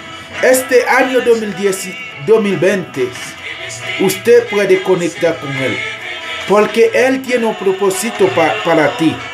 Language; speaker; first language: Spanish; non-native, learner; Haitian Creole